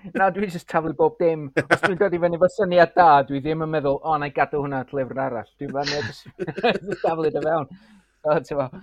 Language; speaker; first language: Welsh; native; Welsh